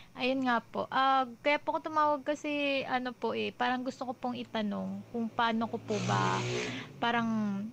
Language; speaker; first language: Filipino; native; Filipino